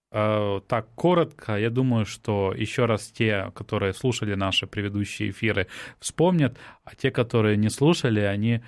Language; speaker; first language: Russian; non-native, local second language; Ukrainian